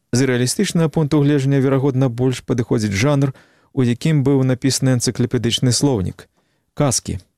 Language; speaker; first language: Belarusian; native; Belarusian